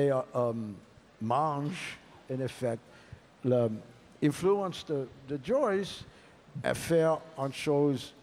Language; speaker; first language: French; non-native, learner; English